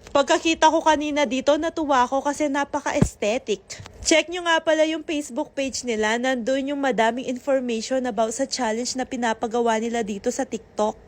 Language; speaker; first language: Filipino; non-native, local second language; Pampanga